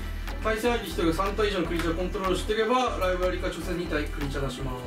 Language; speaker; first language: Japanese; native; Japanese